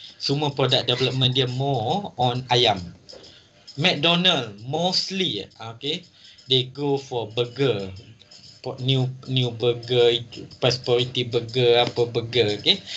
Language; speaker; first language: English; non-native, local second language; Malay